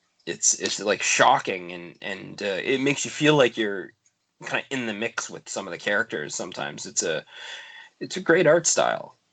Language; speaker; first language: English; native; English